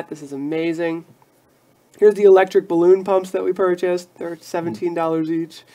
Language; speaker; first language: English; native; English